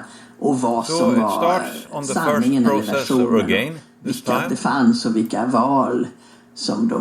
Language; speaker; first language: Swedish; native; Swedish